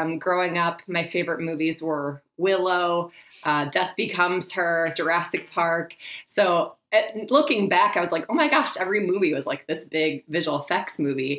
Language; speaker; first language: English; native; English